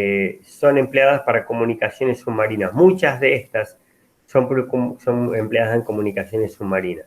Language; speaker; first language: Spanish; native; Spanish